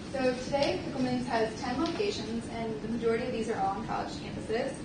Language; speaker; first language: English; native; English